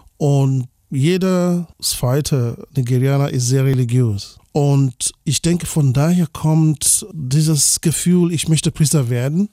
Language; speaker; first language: German; non-native, fluent; Igbo